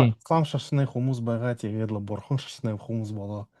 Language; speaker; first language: Mongolian; non-native, learner; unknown